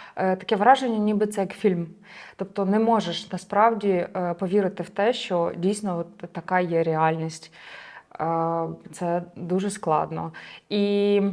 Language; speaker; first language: Ukrainian; native; Ukrainian